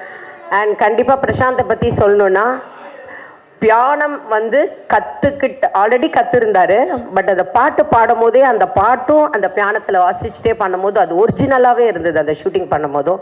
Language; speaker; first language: Tamil; non-native, fluent; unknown